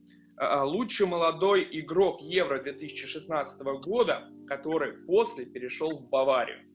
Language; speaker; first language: Russian; native; Russian